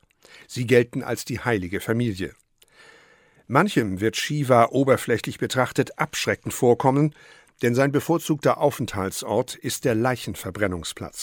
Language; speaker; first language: German; native; German